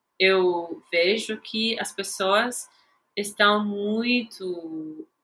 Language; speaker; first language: Portuguese; non-native, fluent; English